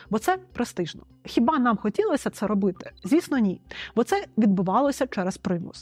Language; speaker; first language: Ukrainian; non-native, local second language; Russian